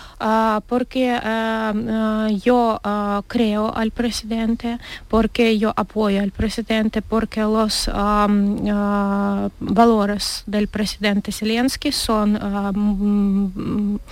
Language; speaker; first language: Spanish; non-native, learner; Ukrainian